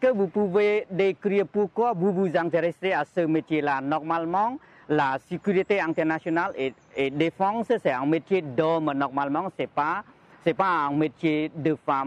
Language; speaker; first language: French; non-native, fluent; Khmer